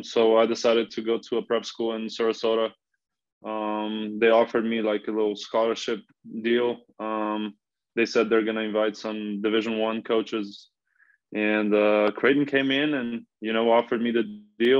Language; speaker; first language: English; non-native, fluent; Slovenian